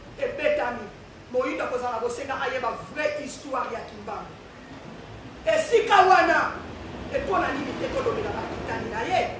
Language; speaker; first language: Lingala; non-native, local second language; Kongo